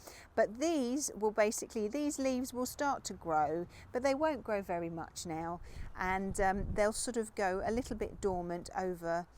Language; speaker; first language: English; native; English